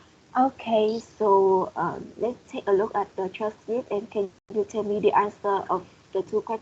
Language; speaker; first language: English; non-native, fluent; Vietnamese